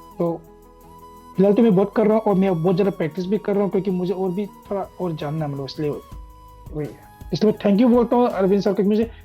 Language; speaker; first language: Hindi; non-native, local second language; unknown